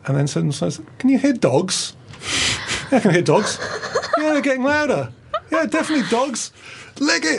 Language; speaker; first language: English; native; English